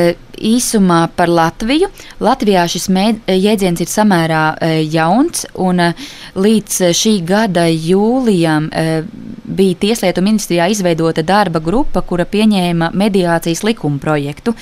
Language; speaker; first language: Latvian; native; Latvian